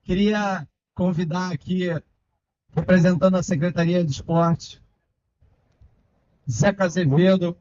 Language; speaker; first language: Portuguese; native; Portuguese